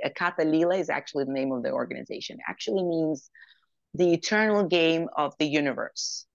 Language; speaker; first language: English; non-native, fluent; Ukrainian